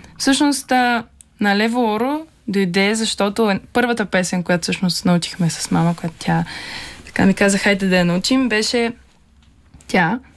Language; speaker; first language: Bulgarian; native; Bulgarian